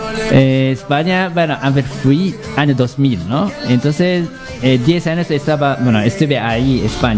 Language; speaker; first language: Spanish; non-native, learner; Japanese